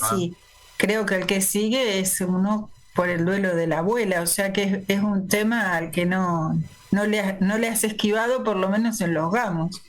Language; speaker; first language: Spanish; native; Spanish